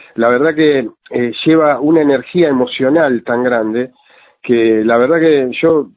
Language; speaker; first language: Spanish; native; Spanish